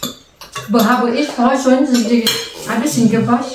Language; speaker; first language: German; non-native, learner; Vietnamese